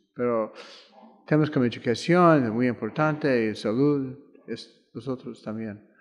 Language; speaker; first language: Spanish; non-native, fluent; English